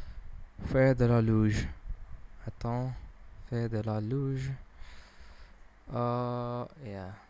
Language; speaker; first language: French; non-native, learner; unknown